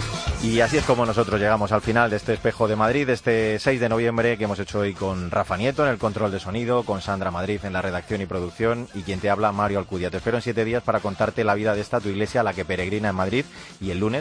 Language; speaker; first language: Spanish; native; Spanish